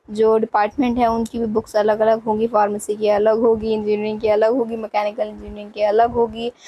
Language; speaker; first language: Hindi; native; Hindi